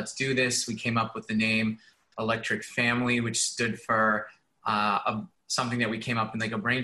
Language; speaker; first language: English; native; English